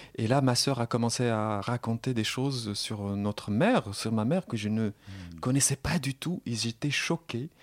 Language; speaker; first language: French; non-native, local second language; Arabic